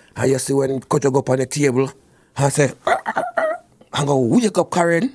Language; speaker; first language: English; non-native, local second language; Jamaican Creole English